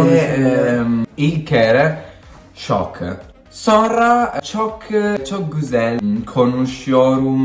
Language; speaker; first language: Turkish; non-native, learner; Italian